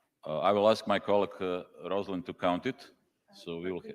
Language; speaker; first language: English; non-native, fluent; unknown